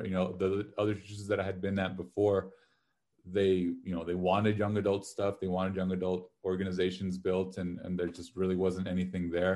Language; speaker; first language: English; native; English